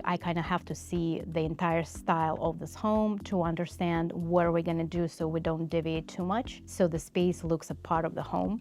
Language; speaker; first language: English; non-native, fluent; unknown